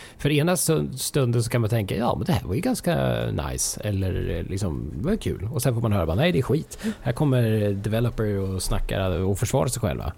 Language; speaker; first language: Swedish; native; Swedish